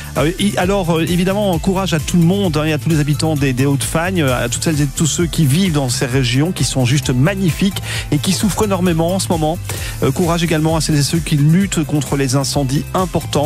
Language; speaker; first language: French; native; French